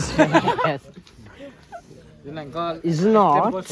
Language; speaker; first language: English; non-native, learner; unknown